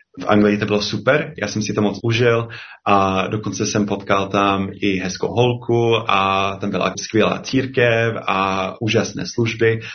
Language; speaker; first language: Czech; non-native, fluent; English